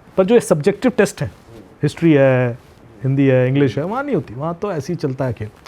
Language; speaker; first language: Hindi; native; Hindi